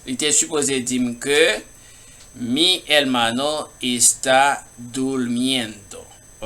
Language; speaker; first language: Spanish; non-native, learner; Haitian Creole